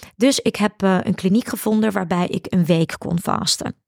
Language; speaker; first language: Dutch; early bilingual, other home language; Ukrainian